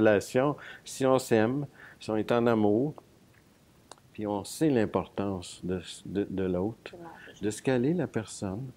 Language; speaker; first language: French; native; French